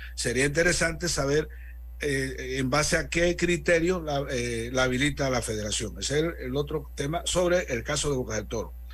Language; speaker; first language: Spanish; native; Spanish